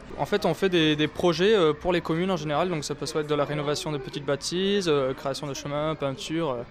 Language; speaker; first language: French; native; French